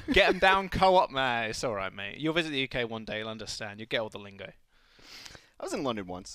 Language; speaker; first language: English; native; English